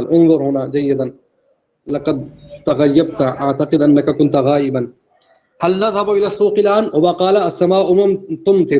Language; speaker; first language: Arabic; non-native, fluent; Urdu